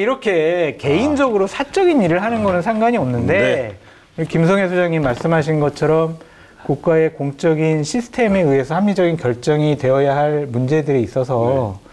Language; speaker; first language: Korean; native; Korean